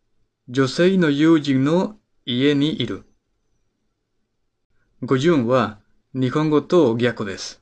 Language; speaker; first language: Japanese; non-native, fluent; Spanish